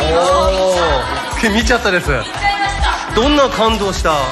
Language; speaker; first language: Japanese; native; Japanese